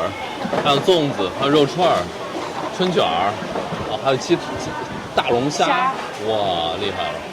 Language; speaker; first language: Chinese; native; Chinese